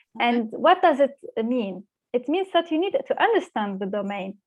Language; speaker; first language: English; non-native, fluent; Arabic